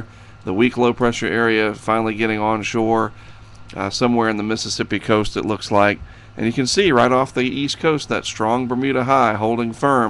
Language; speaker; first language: English; native; English